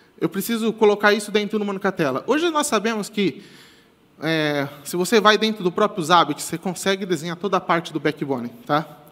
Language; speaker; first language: Portuguese; native; Portuguese